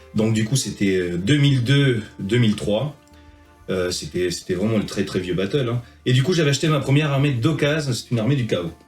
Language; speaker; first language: French; early bilingual, heritage; French